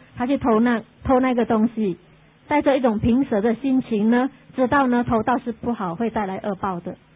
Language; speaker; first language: Chinese; native; Chinese